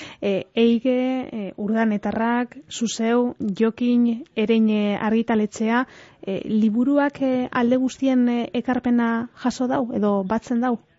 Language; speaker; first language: Basque; native; Basque